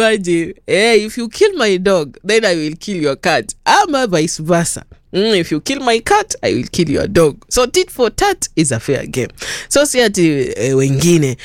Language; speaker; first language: Swahili; native; Swahili